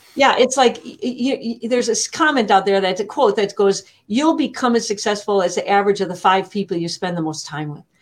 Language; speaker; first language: English; native; English